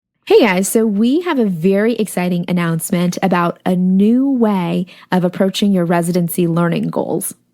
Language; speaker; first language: English; native; English